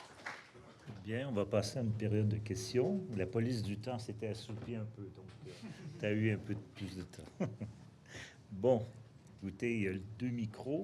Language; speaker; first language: French; native; French